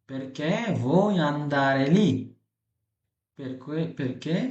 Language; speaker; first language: Italian; non-native, fluent; Bangla